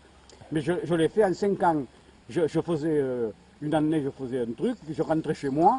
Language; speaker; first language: French; native; French